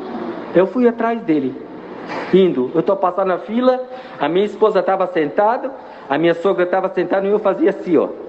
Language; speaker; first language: Portuguese; non-native, fluent; Arabic